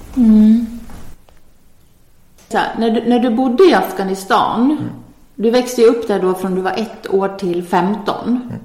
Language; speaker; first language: Swedish; native; Swedish